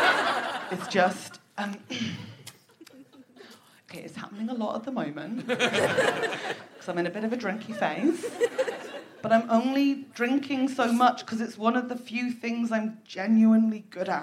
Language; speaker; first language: English; native; English